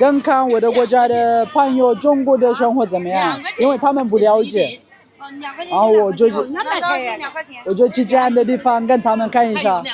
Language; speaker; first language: Chinese; non-native, learner; Amharic